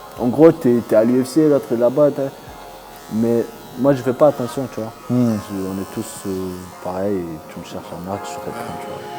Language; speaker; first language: French; early bilingual, other home language; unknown